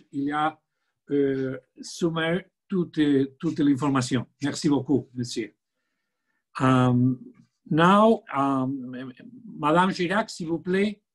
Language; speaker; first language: French; non-native, learner; Spanish